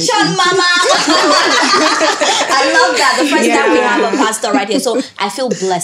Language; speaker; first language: English; native; English